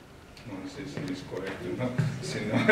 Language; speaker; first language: Spanish; non-native, learner; Tibetan